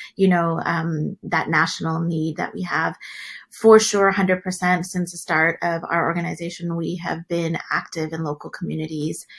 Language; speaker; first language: English; native; English